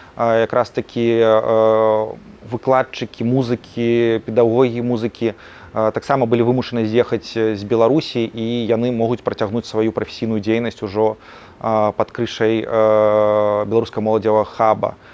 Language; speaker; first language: Belarusian; native; Belarusian